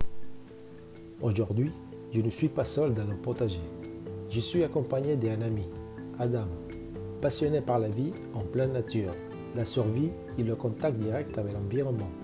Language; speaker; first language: French; non-native, fluent; Spanish